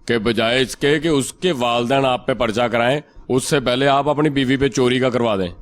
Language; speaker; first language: Urdu; non-native, local second language; Punjabi